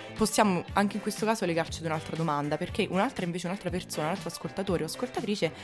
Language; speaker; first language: Italian; native; Italian